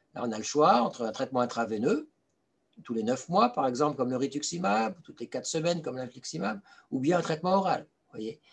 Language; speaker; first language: French; native; French